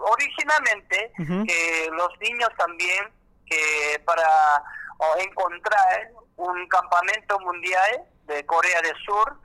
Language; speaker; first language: Spanish; non-native, learner; Korean